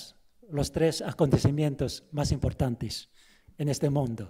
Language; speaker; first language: Spanish; non-native, fluent; Chinese